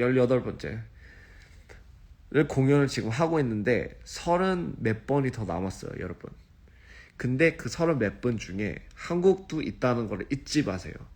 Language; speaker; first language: Korean; early bilingual, heritage; English